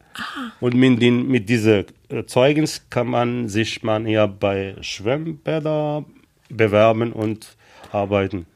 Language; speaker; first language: German; non-native, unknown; Arabic